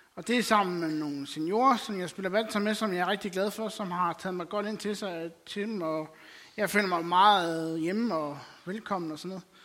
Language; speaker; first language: Danish; native; Danish